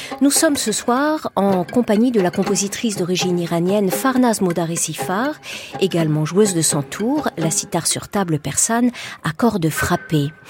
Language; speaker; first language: French; native; French